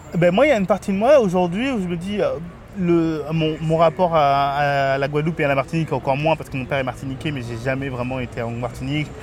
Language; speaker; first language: French; native; French